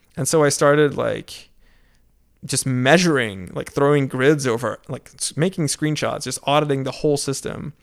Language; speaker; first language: English; non-native, fluent; Dutch